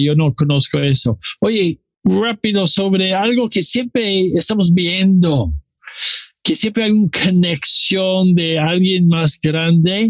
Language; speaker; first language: Spanish; non-native, learner; English